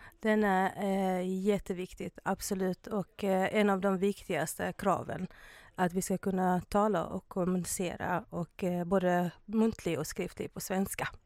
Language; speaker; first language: Swedish; non-native, fluent; Arabic